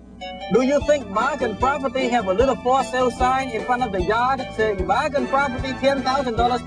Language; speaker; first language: English; non-native, fluent; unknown